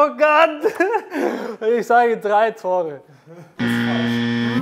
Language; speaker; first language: German; non-native, fluent; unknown